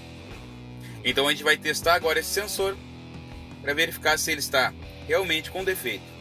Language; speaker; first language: Portuguese; native; Portuguese